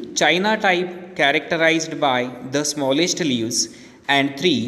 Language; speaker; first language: English; non-native, local second language; Marathi